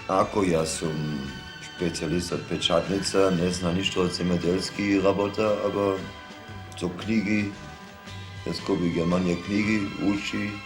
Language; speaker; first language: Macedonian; non-native, learner; German